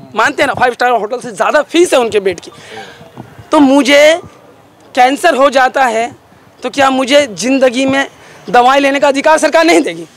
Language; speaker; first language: Hindi; native; Hindi